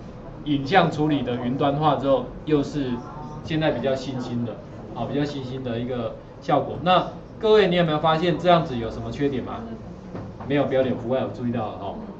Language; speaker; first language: Chinese; native; Chinese